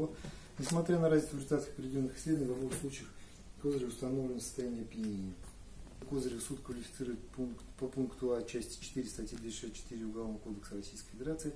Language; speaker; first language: Russian; native; Russian